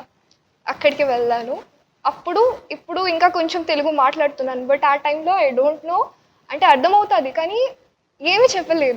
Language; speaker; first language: Telugu; non-native, learner; Odia